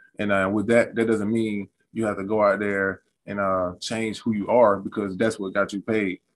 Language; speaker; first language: English; native; English